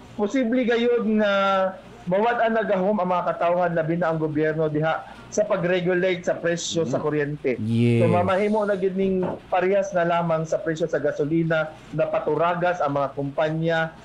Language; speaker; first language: Cebuano; native; Cebuano